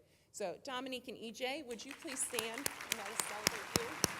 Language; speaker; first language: English; native; English